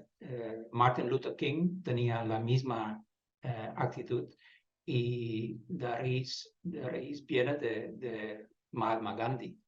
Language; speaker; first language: Spanish; non-native, fluent; Dutch